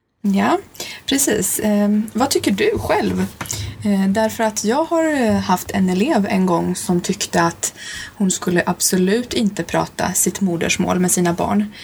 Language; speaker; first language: Swedish; native; Swedish